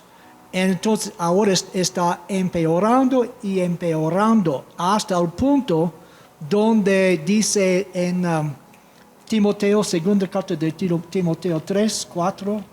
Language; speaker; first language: Spanish; non-native, fluent; English